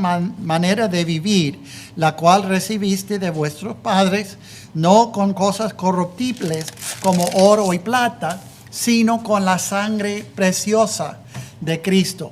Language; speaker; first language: Spanish; non-native, fluent; English